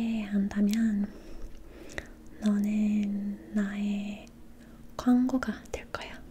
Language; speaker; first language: Korean; non-native, learner; English